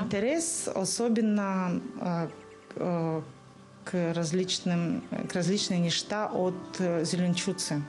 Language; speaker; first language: Bulgarian; non-native, learner; Russian